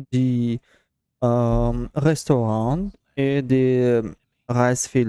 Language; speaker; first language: German; non-native, learner; Russian